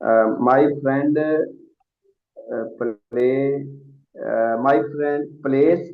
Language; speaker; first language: English; non-native, learner; Urdu